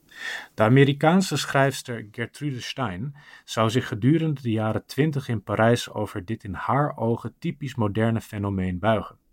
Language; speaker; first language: Dutch; native; Dutch